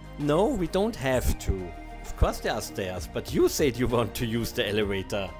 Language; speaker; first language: English; non-native, fluent; German